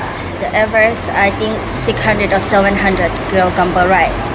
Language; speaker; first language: English; non-native, learner; Thai